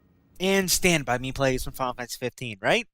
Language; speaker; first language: English; native; English